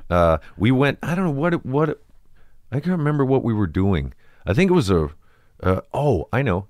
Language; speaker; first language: English; native; English